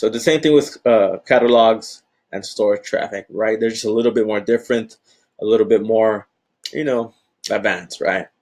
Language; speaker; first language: English; native; English